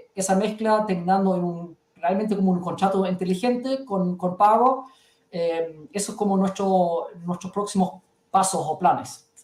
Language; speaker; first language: Spanish; early bilingual, heritage; German